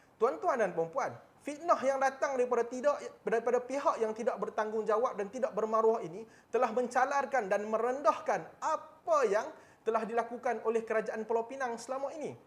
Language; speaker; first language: Malay; native; Malay